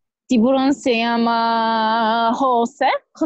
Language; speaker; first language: Spanish; non-native, learner; Polish